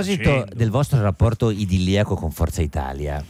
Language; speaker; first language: Italian; native; Italian